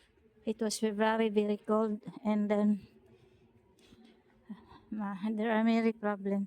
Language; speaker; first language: English; non-native, learner; Filipino